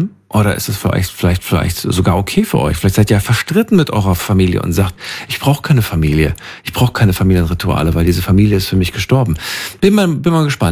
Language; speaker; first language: German; native; German